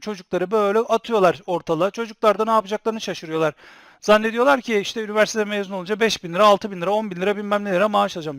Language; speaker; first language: Turkish; native; Turkish